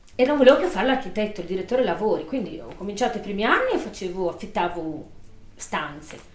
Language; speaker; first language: Italian; native; Italian